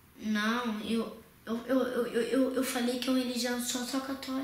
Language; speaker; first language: Portuguese; early bilingual, heritage; Portuguese